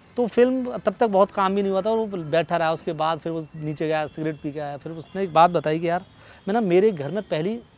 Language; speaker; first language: Hindi; native; Hindi